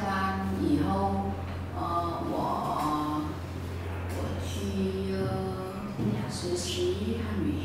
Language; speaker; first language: Chinese; non-native, learner; Vietnamese